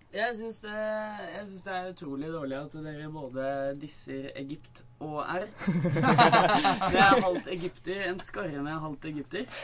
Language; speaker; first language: Norwegian; native; Norwegian